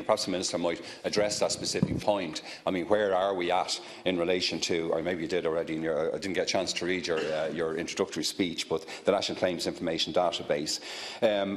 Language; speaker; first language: English; native; English